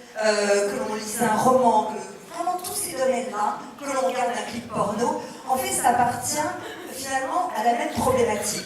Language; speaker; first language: French; native; French